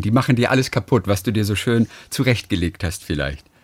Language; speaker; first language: German; native; German